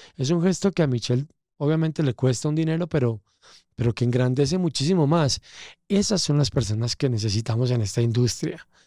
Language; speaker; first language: Spanish; native; Spanish